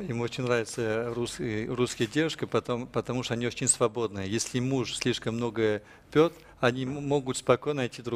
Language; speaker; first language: Russian; non-native, fluent; French